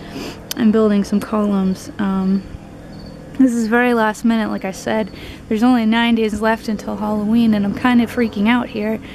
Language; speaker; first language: English; native; English